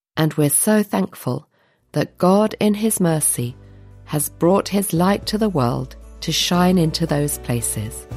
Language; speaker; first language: English; native; English